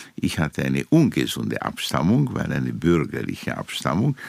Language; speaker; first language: German; non-native, fluent; Romanian